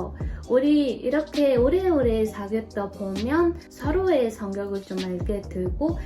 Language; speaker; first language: Korean; non-native, fluent; Mongolian